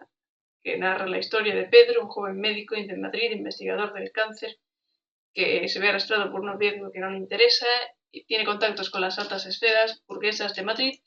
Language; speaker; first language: Spanish; native; Spanish